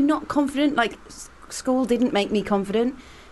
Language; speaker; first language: English; native; English